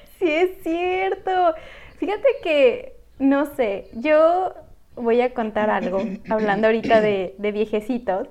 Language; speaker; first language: Spanish; native; Spanish